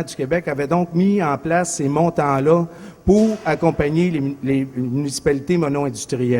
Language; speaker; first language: French; native; French